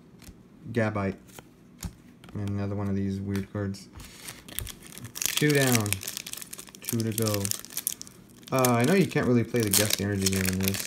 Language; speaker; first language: English; native; English